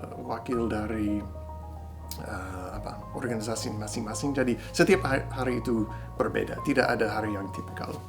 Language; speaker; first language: Indonesian; non-native, fluent; English